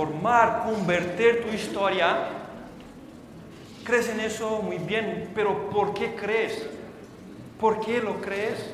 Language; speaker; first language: Spanish; non-native, fluent; Portuguese